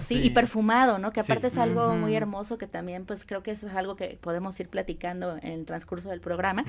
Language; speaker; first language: Spanish; native; Spanish